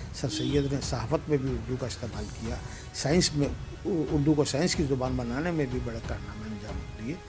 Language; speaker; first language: Urdu; native; Urdu